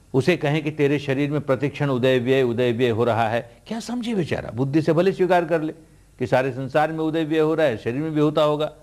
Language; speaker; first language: Hindi; early bilingual, heritage; Hindi